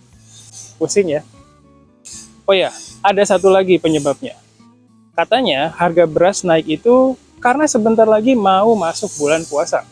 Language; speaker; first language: Indonesian; native; Indonesian